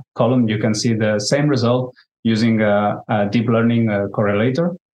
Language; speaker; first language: English; non-native, fluent; Spanish